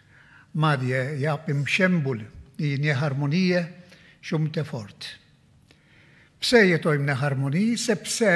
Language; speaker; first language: Albanian; non-native, fluent; Maltese